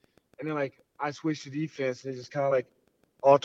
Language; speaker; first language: English; early bilingual, other home language; Haitian Creole